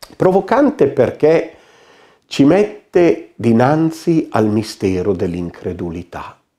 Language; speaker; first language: Italian; native; Italian